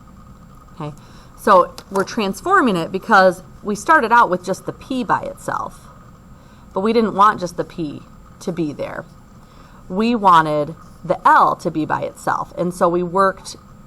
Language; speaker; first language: English; native; English